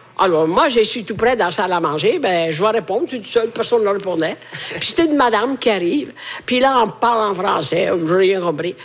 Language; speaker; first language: French; non-native, fluent; Italian